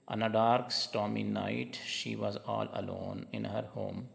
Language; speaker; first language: English; non-native, local second language; Urdu